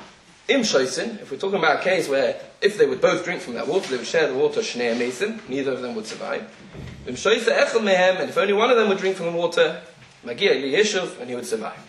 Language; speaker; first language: English; native; English